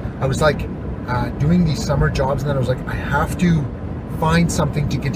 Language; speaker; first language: English; native; English